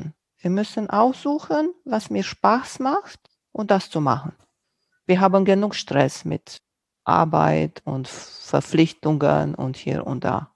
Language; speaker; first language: German; non-native, local second language; Romanian